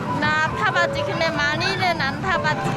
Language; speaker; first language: Korean; non-native, fluent; Khmer